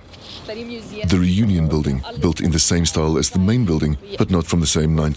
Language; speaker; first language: English; non-native, local second language; Dutch